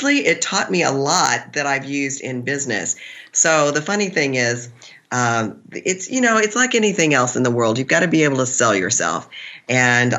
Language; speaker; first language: English; native; English